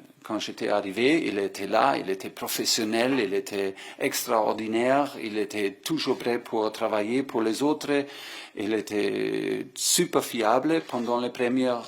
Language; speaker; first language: French; non-native, fluent; German